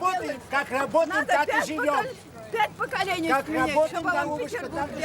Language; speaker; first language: Russian; native; Russian